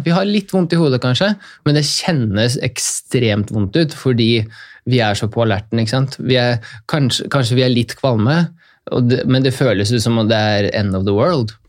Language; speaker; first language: Norwegian; early bilingual, other home language; Russian